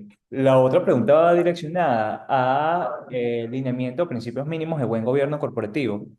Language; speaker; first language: Spanish; native; Spanish